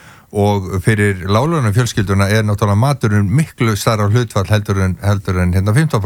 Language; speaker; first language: Icelandic; native; Icelandic